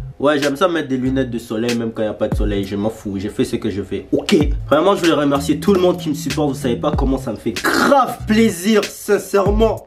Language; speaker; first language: French; early bilingual, other home language; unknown